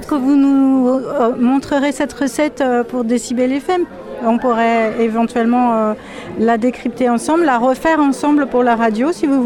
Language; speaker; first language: French; native; French